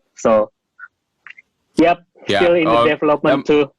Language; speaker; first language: English; non-native, fluent; Indonesian